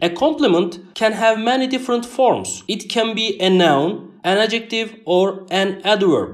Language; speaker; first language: English; non-native, fluent; Turkish